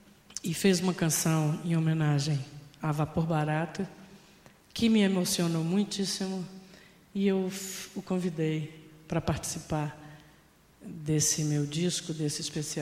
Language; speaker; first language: Portuguese; native; Portuguese